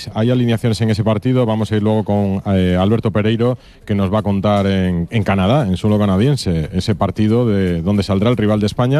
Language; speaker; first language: Spanish; native; Spanish